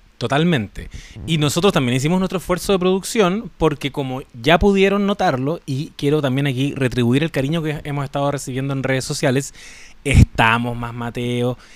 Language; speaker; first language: Spanish; native; Spanish